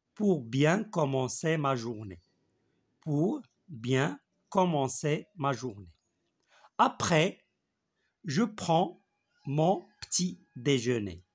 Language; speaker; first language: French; non-native, local second language; Arabic